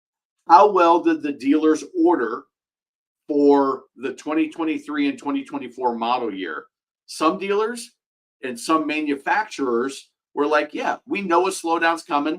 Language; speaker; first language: English; native; English